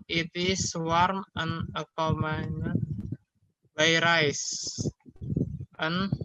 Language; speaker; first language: English; non-native, learner; Indonesian